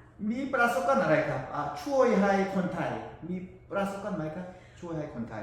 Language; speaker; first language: Thai; non-native, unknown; Korean